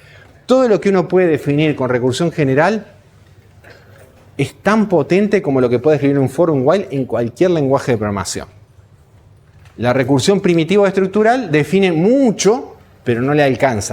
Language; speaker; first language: Spanish; native; Spanish